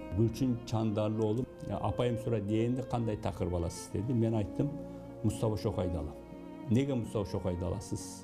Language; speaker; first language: Kazakh; early bilingual, heritage; Kazakh